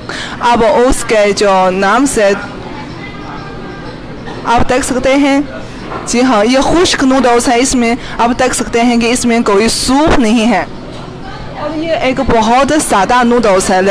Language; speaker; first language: Hindi; non-native, fluent; Chinese